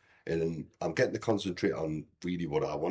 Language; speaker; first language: English; native; English